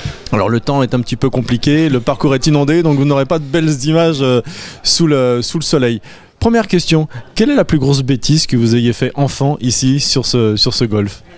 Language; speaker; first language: French; native; French